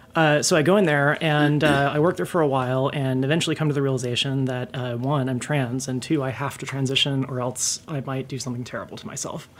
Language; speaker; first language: English; native; English